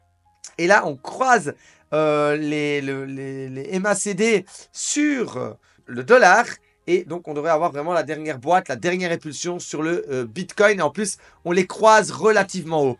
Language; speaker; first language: French; native; French